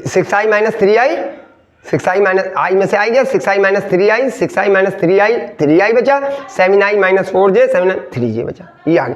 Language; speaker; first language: Hindi; native; Hindi